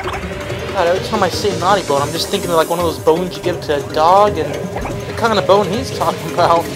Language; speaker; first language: English; native; English